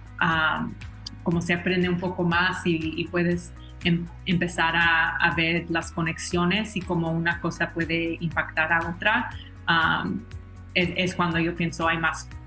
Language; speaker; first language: Spanish; early bilingual, heritage; Spanish